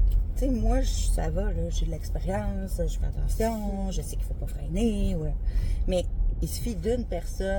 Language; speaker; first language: French; native; French